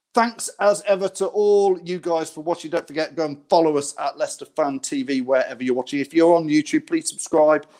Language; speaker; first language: English; native; English